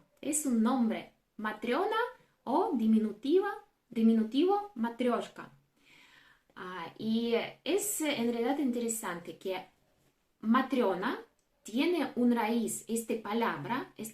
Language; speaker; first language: Spanish; non-native, fluent; Russian